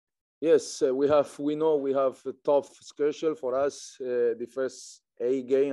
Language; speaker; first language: English; non-native, learner; Spanish